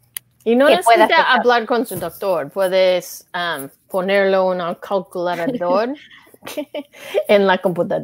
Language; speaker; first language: Spanish; non-native, learner; English